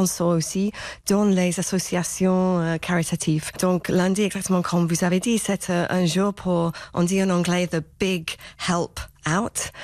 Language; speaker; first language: French; non-native, fluent; English